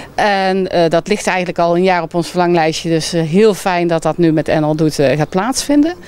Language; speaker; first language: Dutch; native; Dutch